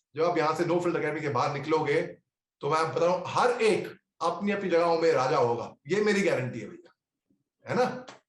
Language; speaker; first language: Hindi; native; Hindi